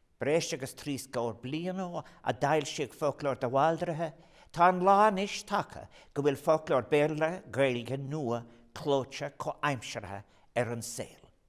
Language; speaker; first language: Irish; non-native, local second language; English